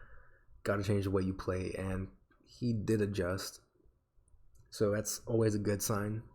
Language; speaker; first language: English; native; English